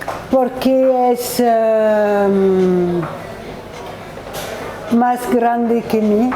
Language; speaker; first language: Spanish; non-native, learner; French